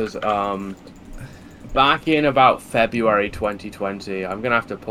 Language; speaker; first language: English; native; English